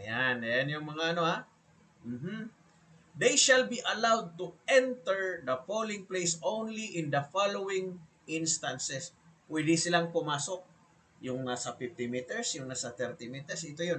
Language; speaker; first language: English; non-native, local second language; Filipino